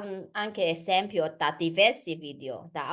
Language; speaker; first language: Italian; non-native, learner; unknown